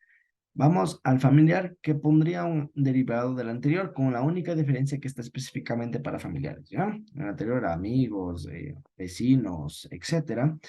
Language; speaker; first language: Spanish; native; Spanish